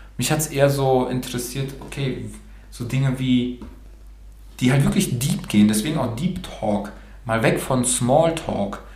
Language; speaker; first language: German; early bilingual, other home language; Romanian